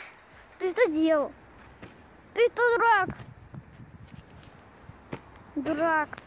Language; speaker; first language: Russian; early bilingual, other home language; Tajik